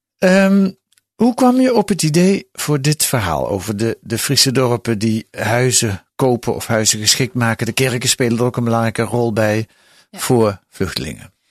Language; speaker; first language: Dutch; native; Dutch